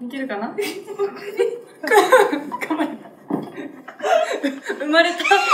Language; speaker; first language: Japanese; native; Japanese